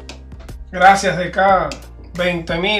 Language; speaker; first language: Spanish; native; Spanish